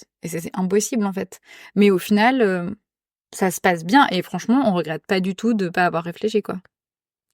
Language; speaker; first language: French; native; French